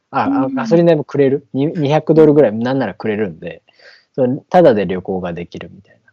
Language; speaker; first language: Japanese; native; Japanese